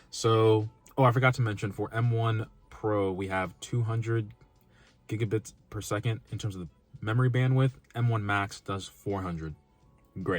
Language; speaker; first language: English; native; English